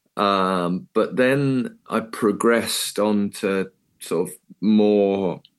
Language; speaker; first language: English; native; English